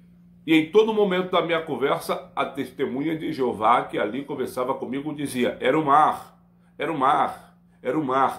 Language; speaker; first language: Portuguese; native; Portuguese